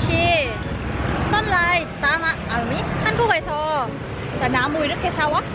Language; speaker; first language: Korean; non-native, learner; Vietnamese